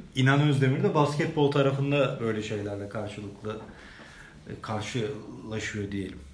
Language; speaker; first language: Turkish; native; Turkish